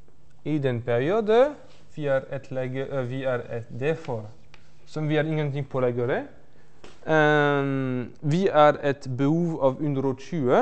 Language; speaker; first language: Norwegian; non-native, fluent; French